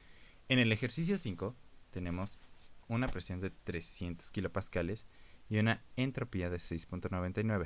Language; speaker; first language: Spanish; native; Spanish